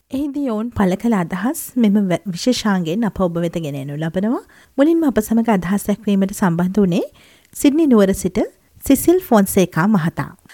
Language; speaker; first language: Sinhala; native; Sinhala